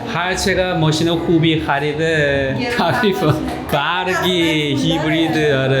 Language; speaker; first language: Korean; native; Korean